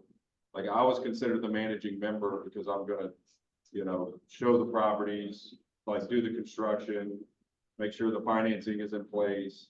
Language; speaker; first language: English; native; English